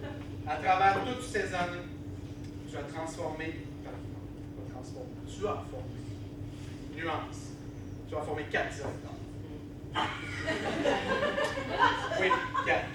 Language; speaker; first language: French; native; French